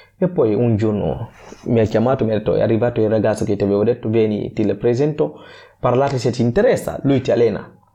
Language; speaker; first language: Italian; non-native, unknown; Fula